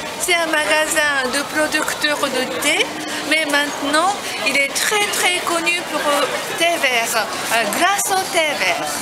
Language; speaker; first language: French; non-native, learner; Japanese